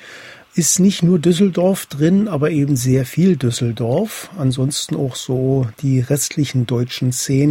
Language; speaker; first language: German; native; German